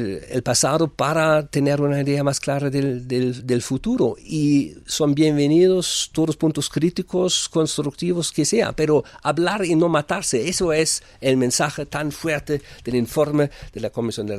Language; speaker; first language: Spanish; non-native, fluent; German